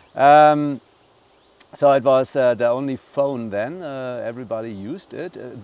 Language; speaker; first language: English; non-native, fluent; German